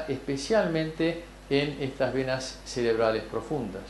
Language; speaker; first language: Spanish; native; Spanish